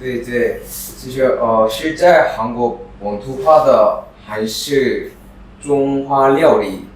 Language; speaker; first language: Chinese; non-native, learner; Korean